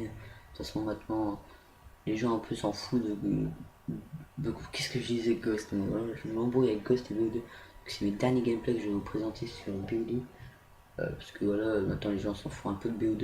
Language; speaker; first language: French; native; French